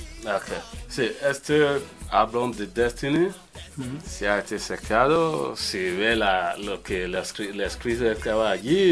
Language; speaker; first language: Spanish; non-native, learner; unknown